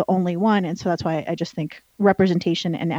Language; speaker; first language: English; early bilingual, other home language; Spanish